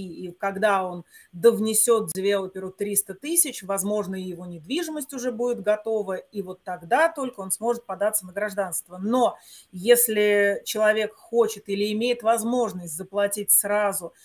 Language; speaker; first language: Russian; native; Russian